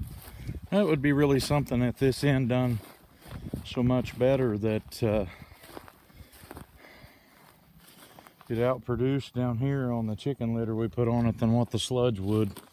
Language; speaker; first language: English; native; English